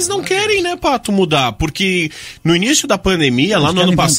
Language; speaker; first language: Portuguese; native; Portuguese